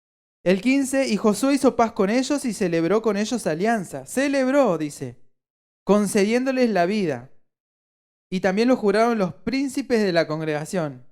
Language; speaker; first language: Spanish; native; Spanish